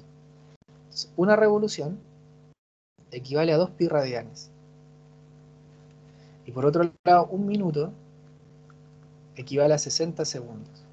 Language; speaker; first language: Spanish; native; Spanish